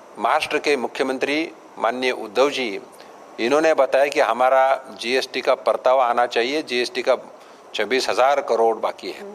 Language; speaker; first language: Hindi; non-native, local second language; Marathi